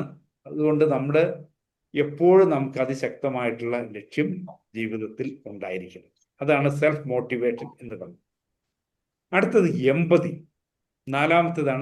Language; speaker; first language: Malayalam; native; Malayalam